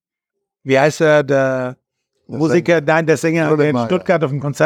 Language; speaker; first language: German; native; German